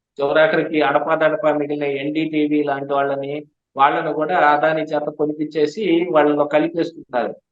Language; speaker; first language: Telugu; native; Telugu